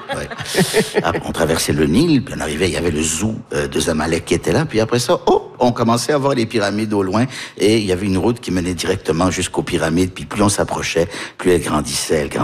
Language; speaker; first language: French; early bilingual, heritage; French